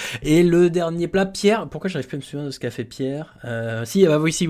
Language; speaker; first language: French; native; French